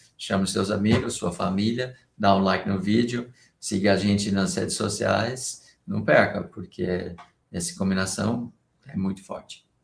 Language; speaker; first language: Portuguese; non-native, fluent; English